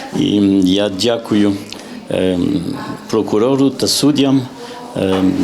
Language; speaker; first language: Ukrainian; non-native, fluent; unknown